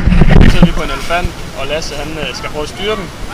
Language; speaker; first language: Danish; native; Danish